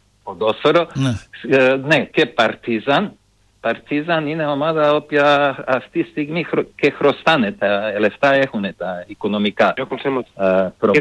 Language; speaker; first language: Greek; non-native, fluent; Serbian